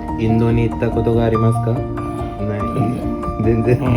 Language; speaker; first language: Japanese; non-native, learner; Hindi